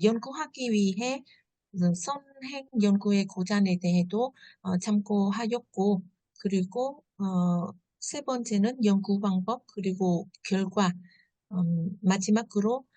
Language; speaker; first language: Korean; non-native, fluent; Vietnamese